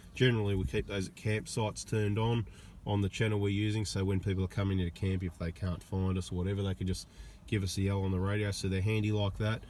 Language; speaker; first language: English; native; English